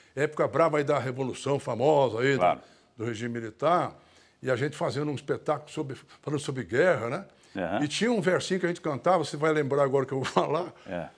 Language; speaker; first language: Portuguese; native; Portuguese